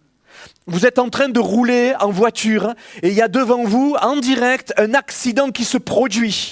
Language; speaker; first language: French; native; French